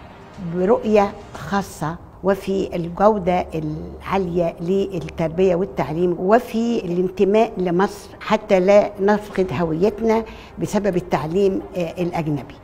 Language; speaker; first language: Arabic; native; Arabic